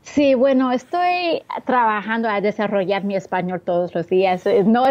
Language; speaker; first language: Spanish; early bilingual, heritage; Spanish